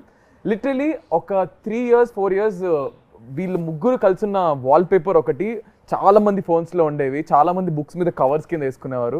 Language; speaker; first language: Telugu; native; Telugu